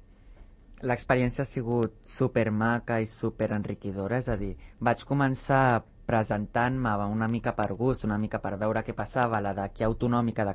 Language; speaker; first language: Catalan; native; Catalan